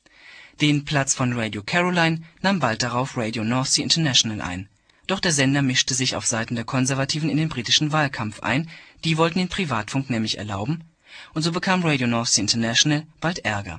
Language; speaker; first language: German; native; German